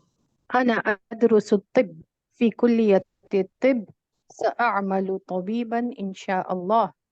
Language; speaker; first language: Arabic; non-native, learner; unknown